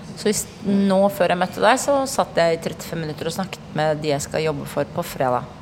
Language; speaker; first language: Norwegian; native; Norwegian